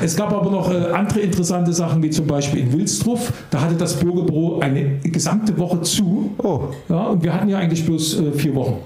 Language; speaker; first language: German; native; German